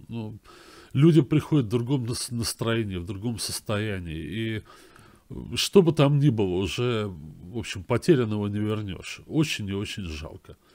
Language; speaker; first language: Russian; native; Russian